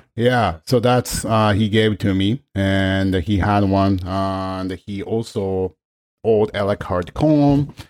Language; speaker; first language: English; non-native, fluent; Japanese